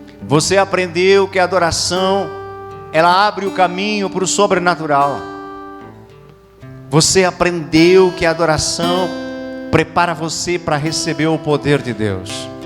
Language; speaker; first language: Portuguese; native; Portuguese